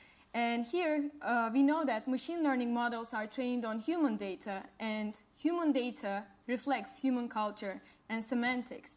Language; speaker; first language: English; non-native, fluent; Turkish